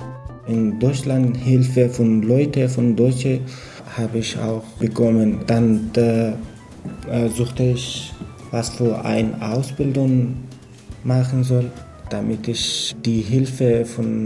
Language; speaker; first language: German; non-native, learner; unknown